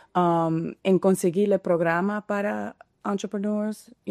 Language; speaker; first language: Spanish; early bilingual, heritage; Spanish